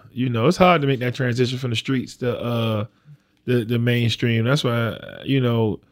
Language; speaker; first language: English; native; English